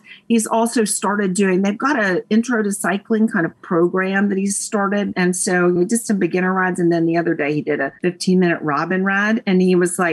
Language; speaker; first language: English; native; English